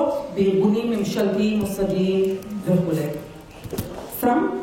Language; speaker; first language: Hebrew; native; Hebrew